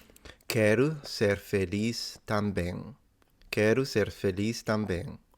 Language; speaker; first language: Portuguese; non-native, learner; Italian